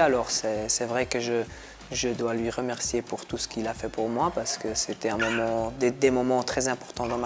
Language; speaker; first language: French; non-native, local second language; Dutch